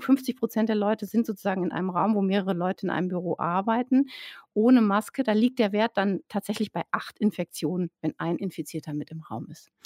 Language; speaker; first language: German; native; German